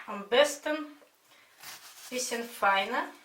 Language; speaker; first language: German; non-native, fluent; Russian